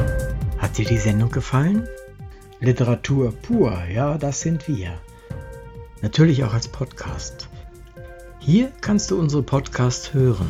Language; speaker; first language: German; native; German